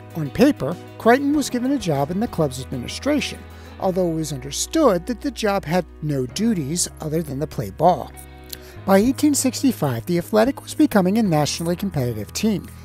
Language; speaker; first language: English; native; English